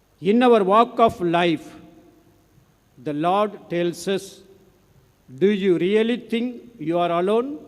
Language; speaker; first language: English; non-native, local second language; Tamil